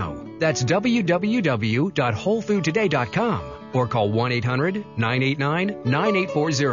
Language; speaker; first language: English; native; English